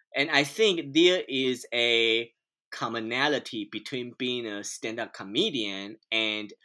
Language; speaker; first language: English; non-native, fluent; Chinese